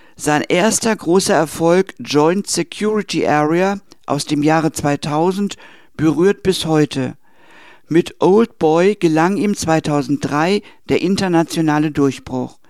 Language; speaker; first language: German; native; German